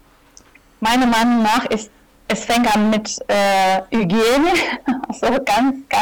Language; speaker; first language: German; non-native, fluent; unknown